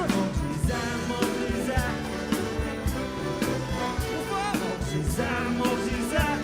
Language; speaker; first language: Russian; non-native, local second language; Bashkir